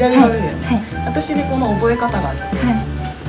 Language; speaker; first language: Japanese; native; Japanese